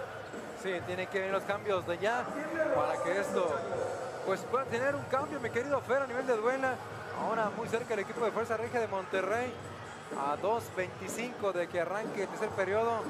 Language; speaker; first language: Spanish; native; Spanish